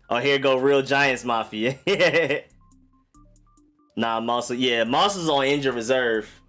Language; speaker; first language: English; native; English